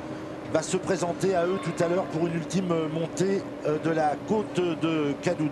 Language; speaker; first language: French; native; French